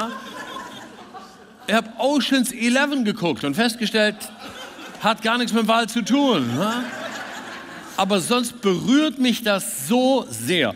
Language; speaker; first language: German; native; German